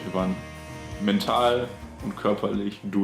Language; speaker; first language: German; native; German